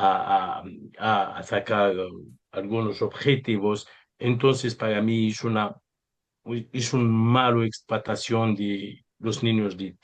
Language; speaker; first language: Spanish; non-native, learner; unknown